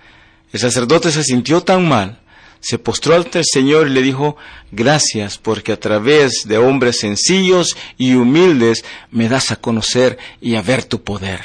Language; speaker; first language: Spanish; native; Spanish